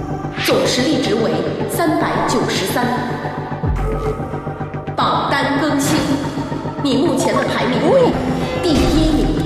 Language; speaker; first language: Chinese; native; Chinese